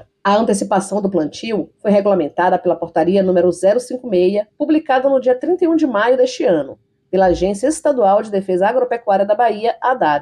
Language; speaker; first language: Portuguese; native; Portuguese